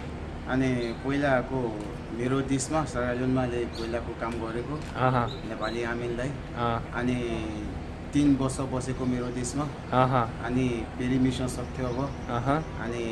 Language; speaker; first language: Nepali; non-native, learner; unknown